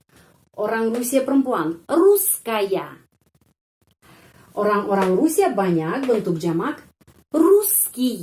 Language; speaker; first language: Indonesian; non-native, fluent; Russian